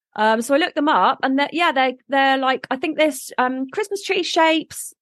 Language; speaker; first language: English; native; English